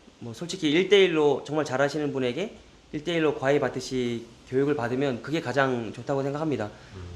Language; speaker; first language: Korean; early bilingual, heritage; Korean